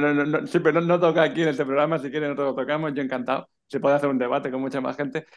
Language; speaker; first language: Spanish; native; Spanish